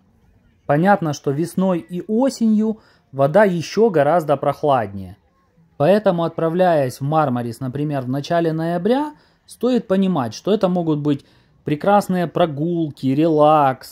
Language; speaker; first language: Russian; native; Russian